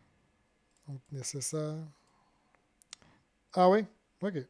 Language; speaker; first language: French; native; French